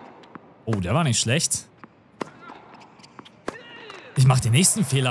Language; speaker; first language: German; native; German